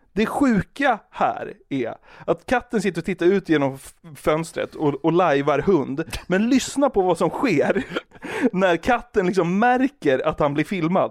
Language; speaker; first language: Swedish; native; Swedish